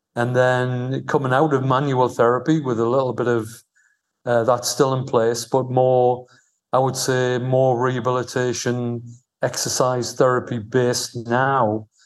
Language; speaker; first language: English; native; English